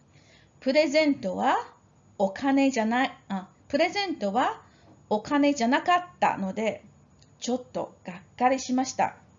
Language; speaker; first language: Japanese; non-native, fluent; English